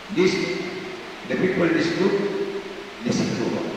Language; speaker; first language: English; non-native, learner; Malay